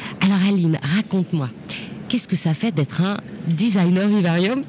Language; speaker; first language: French; native; French